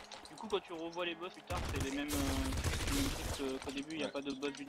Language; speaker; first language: French; native; French